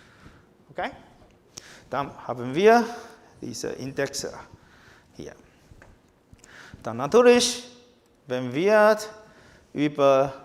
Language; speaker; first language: German; non-native, learner; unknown